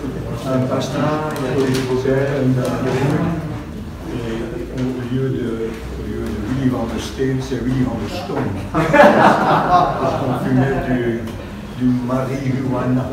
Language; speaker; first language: French; non-native, local second language; Dutch